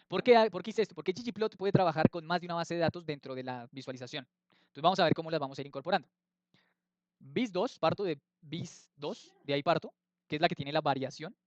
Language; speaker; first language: Spanish; native; Spanish